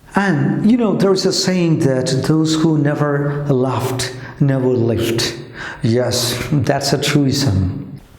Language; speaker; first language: English; non-native, local second language; Malayalam